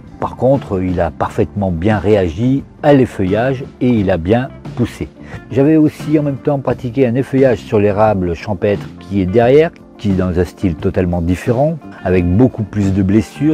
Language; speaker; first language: French; native; French